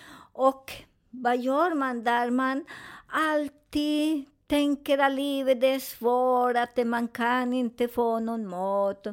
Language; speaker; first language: Swedish; non-native, fluent; Spanish